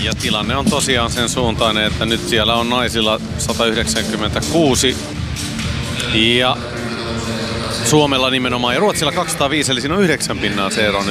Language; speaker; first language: Finnish; native; Finnish